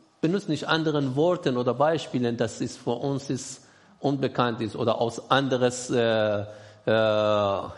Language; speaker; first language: German; non-native, learner; Persian